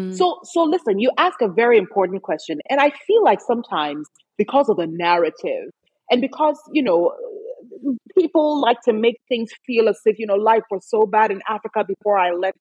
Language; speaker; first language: English; non-native, local second language; Akan